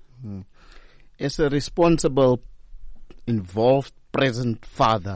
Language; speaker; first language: English; non-native, local second language; Afrikaans